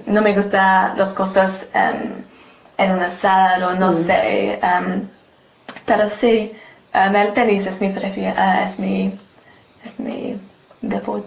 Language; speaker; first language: Spanish; non-native, learner; English